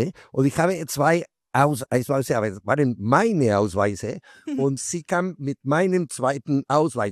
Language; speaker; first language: German; non-native, fluent; Spanish